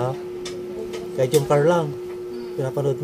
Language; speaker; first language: Filipino; native; Filipino